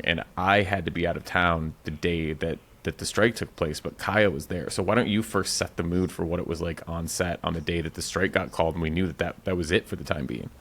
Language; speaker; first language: English; native; English